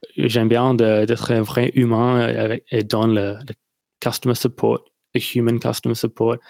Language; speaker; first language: French; non-native, learner; English